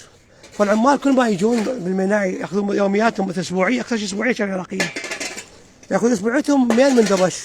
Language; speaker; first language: Arabic; native; Arabic